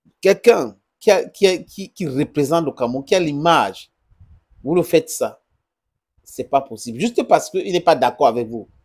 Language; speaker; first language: French; non-native, local second language; English